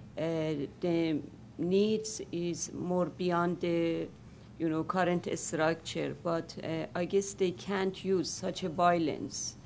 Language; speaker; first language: English; non-native, fluent; Persian